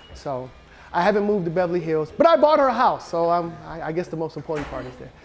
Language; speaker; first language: English; native; English